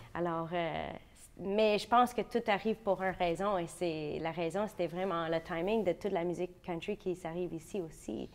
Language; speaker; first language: French; non-native, fluent; English